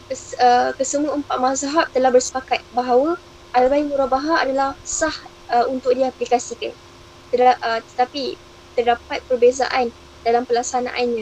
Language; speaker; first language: Malay; native; Malay